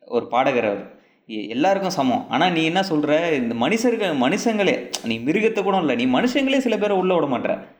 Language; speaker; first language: Tamil; native; Tamil